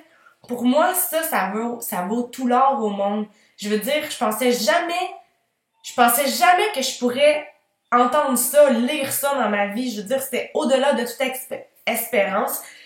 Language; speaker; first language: French; native; French